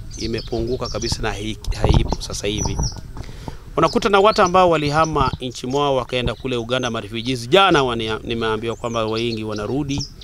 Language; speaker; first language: Swahili; non-native, local second language; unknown